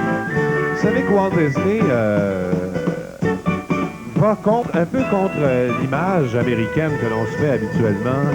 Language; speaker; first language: French; native; French